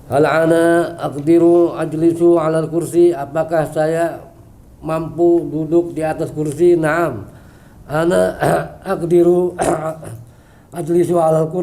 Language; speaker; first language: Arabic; non-native, learner; Indonesian